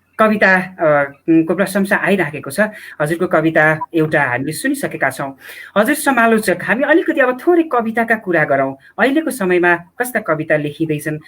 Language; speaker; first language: Nepali; native; Nepali